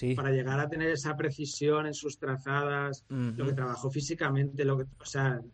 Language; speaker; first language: Spanish; native; Spanish